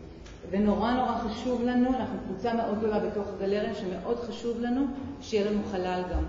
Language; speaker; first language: Hebrew; native; Hebrew